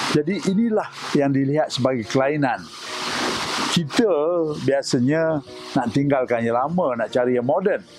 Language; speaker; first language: Malay; native; Malay